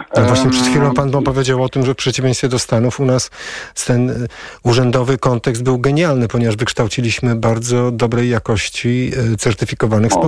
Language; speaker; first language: Polish; native; Polish